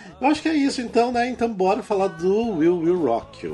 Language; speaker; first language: Portuguese; native; Portuguese